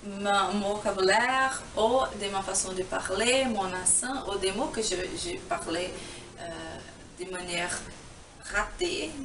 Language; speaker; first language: French; non-native, fluent; Portuguese